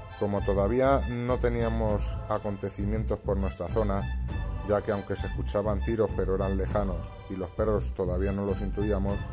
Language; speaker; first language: Spanish; native; Spanish